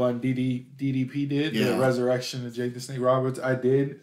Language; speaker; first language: English; native; English